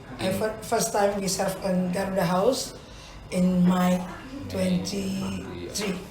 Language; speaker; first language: English; non-native, local second language; Indonesian